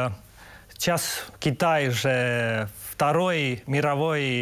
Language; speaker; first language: Russian; non-native, local second language; Estonian